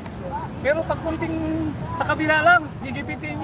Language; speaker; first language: Filipino; native; Filipino